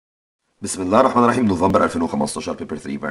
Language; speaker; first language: Arabic; native; Arabic